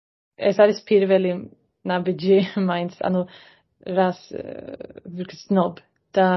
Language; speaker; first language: Georgian; early bilingual, heritage; Georgian